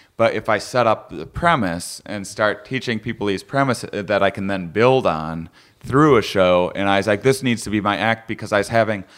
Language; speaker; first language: English; native; English